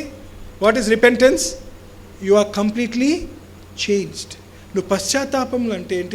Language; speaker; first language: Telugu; native; Telugu